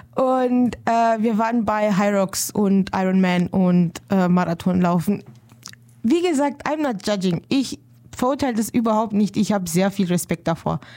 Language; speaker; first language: German; early bilingual, other home language; Romanian